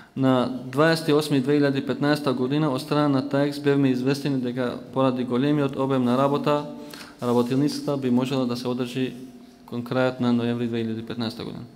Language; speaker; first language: Macedonian; native; Macedonian